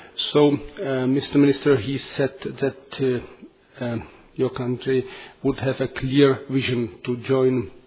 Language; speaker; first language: English; non-native, fluent; Czech